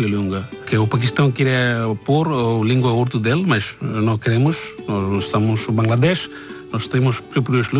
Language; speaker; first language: Portuguese; non-native, learner; Bangla